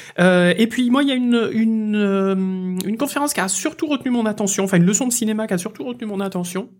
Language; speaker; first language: French; native; French